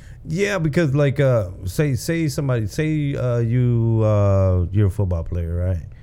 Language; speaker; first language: English; early bilingual, other home language; Spanish